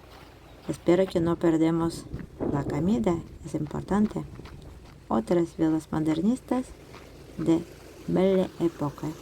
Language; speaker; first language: Spanish; non-native, fluent; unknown